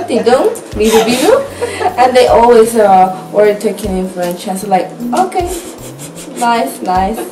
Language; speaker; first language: English; non-native, learner; Spanish